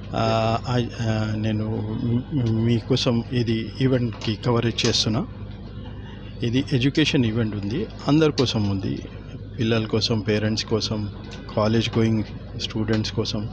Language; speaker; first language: Telugu; non-native, local second language; Urdu